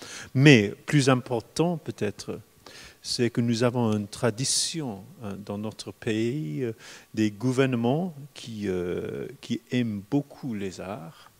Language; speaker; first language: French; non-native, fluent; English